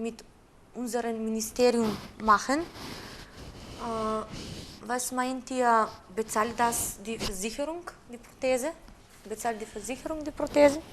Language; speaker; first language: German; non-native, fluent; Macedonian